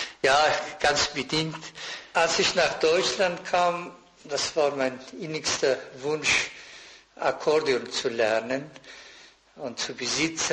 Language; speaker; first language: German; non-native, fluent; Persian